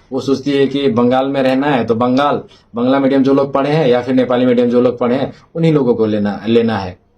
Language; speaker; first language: Hindi; non-native, local second language; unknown